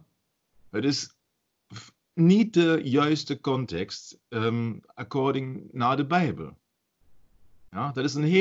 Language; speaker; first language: Dutch; non-native, learner; German